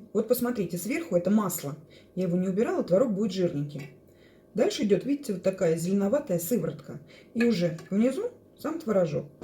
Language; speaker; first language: Russian; native; Russian